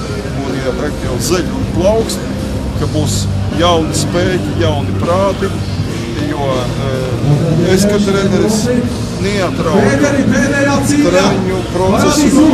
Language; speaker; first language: Latvian; native; Latvian